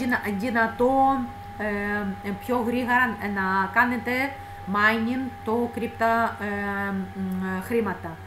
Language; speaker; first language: Greek; non-native, fluent; Russian